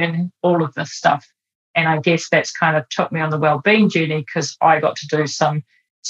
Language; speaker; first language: English; native; English